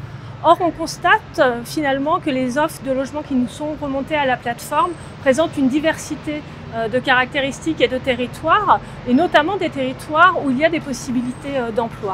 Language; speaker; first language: French; native; French